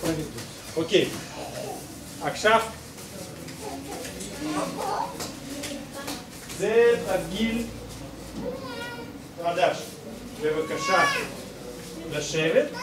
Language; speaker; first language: Hebrew; non-native, learner; Russian